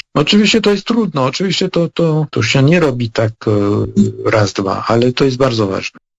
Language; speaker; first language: Polish; non-native, fluent; French